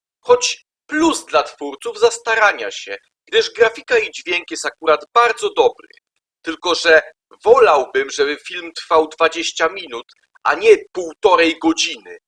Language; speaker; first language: Polish; native; Polish